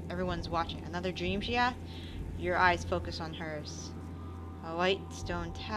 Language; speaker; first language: English; native; English